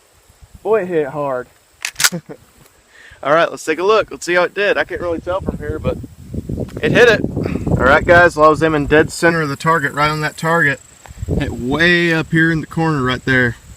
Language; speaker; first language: English; native; English